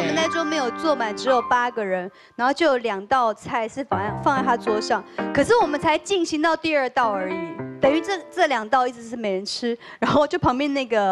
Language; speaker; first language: Chinese; native; Chinese